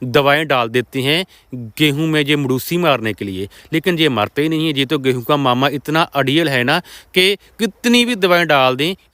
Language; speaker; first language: Hindi; non-native, local second language; Punjabi